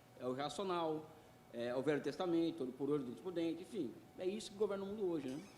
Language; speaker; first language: Portuguese; native; Portuguese